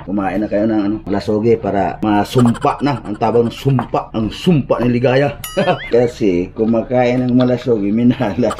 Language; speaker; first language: Filipino; non-native, local second language; Cebuano